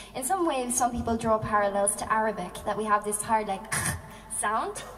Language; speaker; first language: English; non-native, local second language; Irish